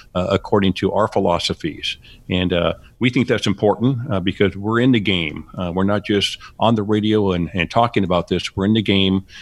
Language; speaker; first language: English; native; English